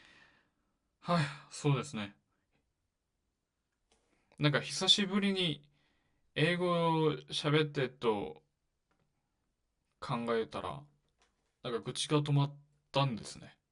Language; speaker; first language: Japanese; non-native, learner; Korean